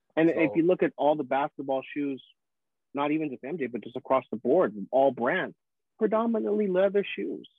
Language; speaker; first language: English; early bilingual, other home language; Filipino